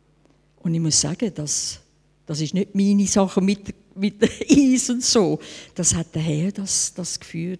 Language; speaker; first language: German; non-native, fluent; English